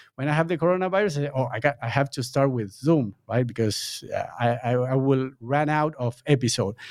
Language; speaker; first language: English; non-native, fluent; Spanish